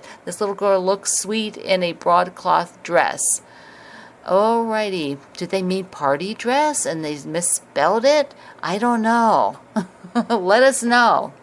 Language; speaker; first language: English; native; English